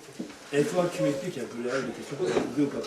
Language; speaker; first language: French; native; French